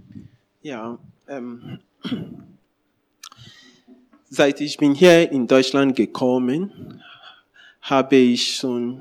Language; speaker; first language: German; non-native, learner; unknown